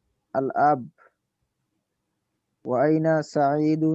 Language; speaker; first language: Arabic; non-native, learner; Urdu